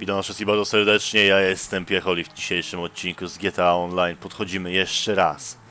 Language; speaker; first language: Polish; native; Polish